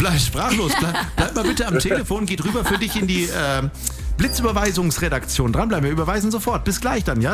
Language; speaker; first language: German; native; German